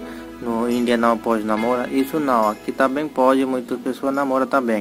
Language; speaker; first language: Portuguese; non-native, learner; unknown